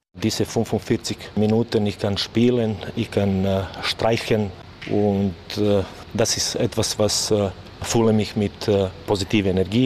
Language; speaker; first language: German; non-native, learner; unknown